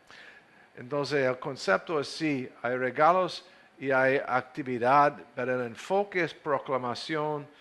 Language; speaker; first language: Spanish; non-native, fluent; English